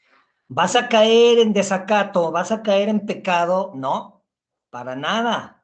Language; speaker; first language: Spanish; native; Spanish